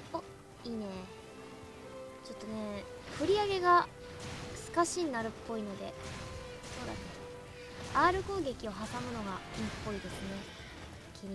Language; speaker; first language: Japanese; native; Japanese